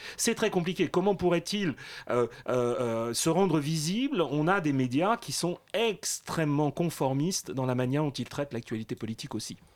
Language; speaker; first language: French; native; French